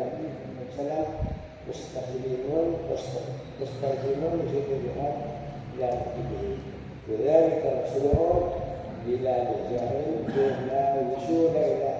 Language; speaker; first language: Arabic; non-native, fluent; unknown